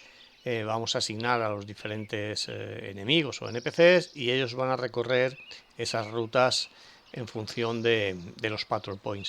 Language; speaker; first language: Spanish; native; Spanish